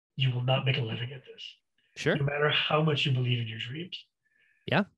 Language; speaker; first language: English; native; English